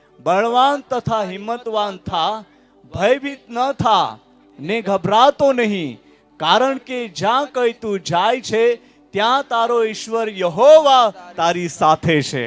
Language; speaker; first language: Gujarati; non-native, local second language; Marathi